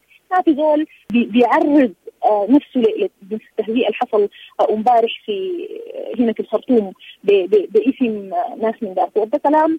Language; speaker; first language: Arabic; native; Arabic